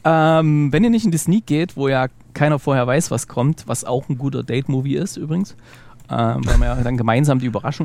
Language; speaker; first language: German; native; German